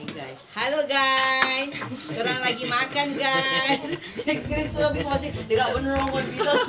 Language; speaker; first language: Indonesian; native; Indonesian